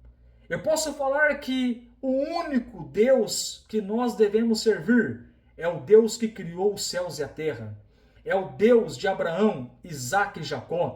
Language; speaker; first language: Portuguese; native; Portuguese